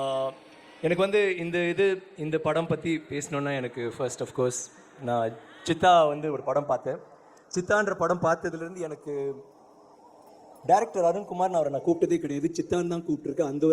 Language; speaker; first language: Tamil; native; Tamil